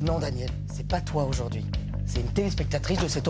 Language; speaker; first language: French; native; French